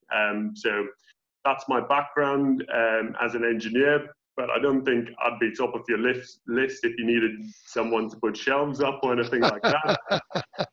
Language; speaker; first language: English; native; English